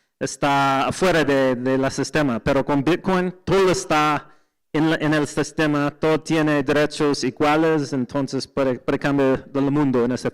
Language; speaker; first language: Spanish; non-native, learner; English